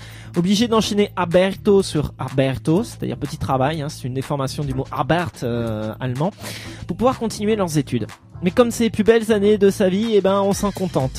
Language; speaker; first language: French; native; French